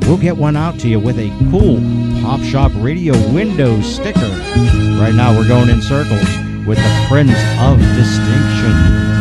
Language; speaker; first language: English; native; English